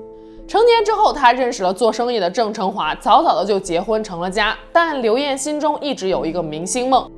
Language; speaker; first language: Chinese; native; Chinese